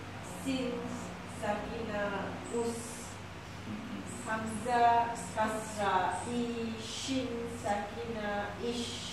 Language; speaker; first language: Arabic; non-native, learner; Malay